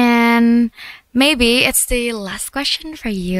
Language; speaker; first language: English; non-native, learner; Indonesian